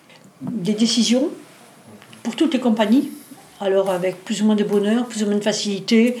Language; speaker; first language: French; native; French